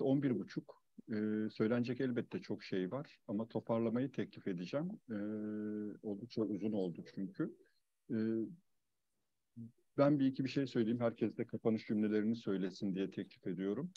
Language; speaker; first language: Turkish; native; Turkish